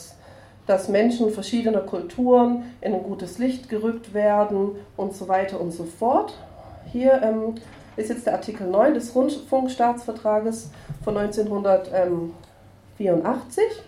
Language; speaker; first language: German; native; German